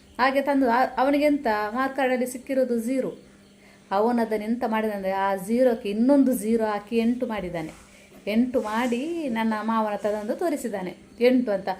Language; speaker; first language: Kannada; non-native, local second language; Tulu